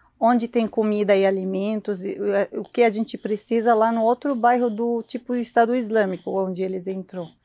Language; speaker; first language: Portuguese; non-native, learner; Arabic